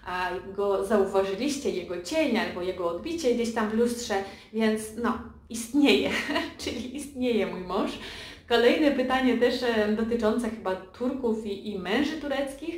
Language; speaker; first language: Polish; early bilingual, heritage; Polish